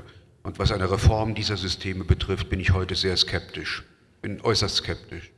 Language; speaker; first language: German; native; German